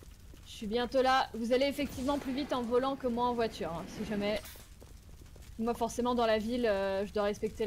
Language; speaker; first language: French; native; French